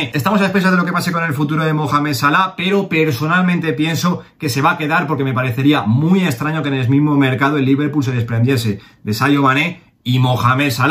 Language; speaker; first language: Spanish; native; Spanish